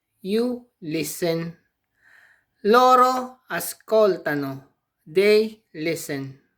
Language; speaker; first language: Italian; non-native, fluent; Filipino